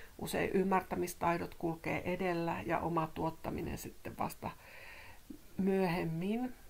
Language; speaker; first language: Finnish; native; Finnish